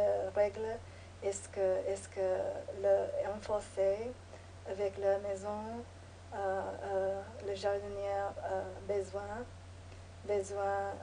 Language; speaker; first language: French; non-native, learner; English